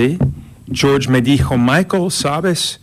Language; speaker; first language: Spanish; non-native, learner; English